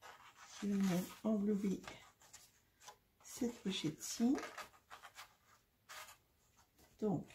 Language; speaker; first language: French; native; French